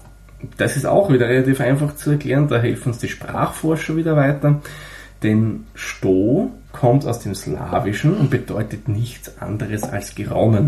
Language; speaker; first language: German; native; German